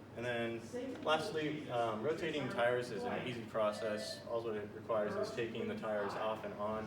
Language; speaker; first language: English; native; English